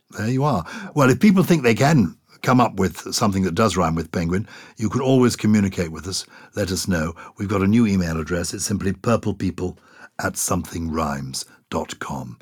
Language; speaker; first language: English; native; English